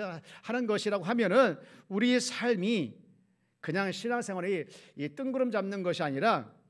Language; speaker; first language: Korean; native; Korean